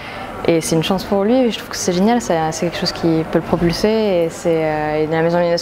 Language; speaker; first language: French; native; French